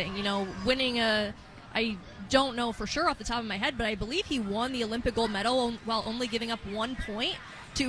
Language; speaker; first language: English; native; English